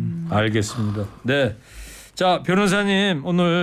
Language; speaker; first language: Korean; native; Korean